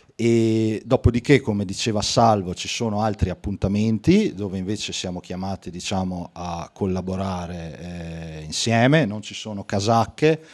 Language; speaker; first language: Italian; native; Italian